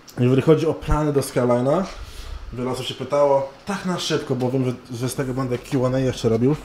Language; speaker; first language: Polish; early bilingual, other home language; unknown